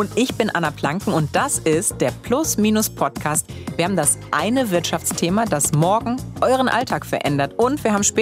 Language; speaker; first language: German; native; German